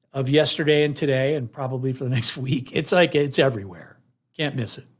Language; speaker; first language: English; native; English